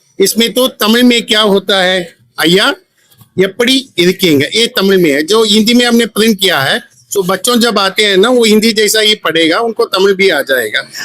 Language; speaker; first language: Hindi; non-native, local second language; Tamil